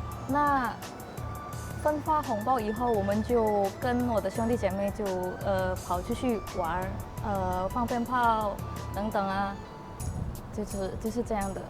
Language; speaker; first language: Chinese; non-native, fluent; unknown